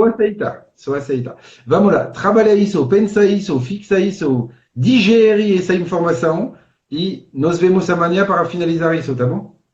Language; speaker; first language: Portuguese; non-native, fluent; French